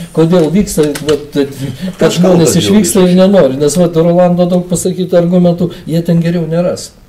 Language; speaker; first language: Lithuanian; native; Lithuanian